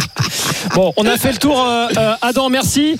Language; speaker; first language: French; native; French